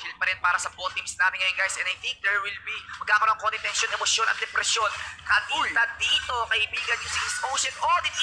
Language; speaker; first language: Filipino; native; Filipino